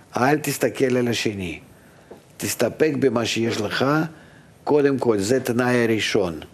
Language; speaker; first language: Hebrew; non-native, fluent; Russian